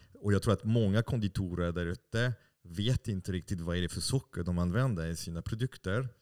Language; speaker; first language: Swedish; non-native, fluent; French